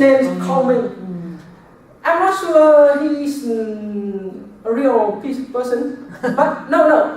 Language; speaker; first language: English; non-native, learner; Vietnamese